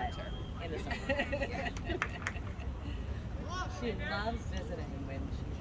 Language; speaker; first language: English; native; English